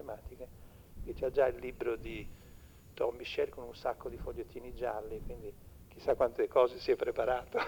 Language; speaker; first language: Italian; native; Italian